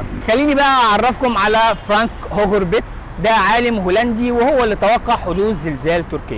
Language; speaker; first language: Arabic; native; Arabic